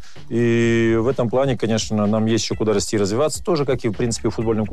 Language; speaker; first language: Russian; native; Russian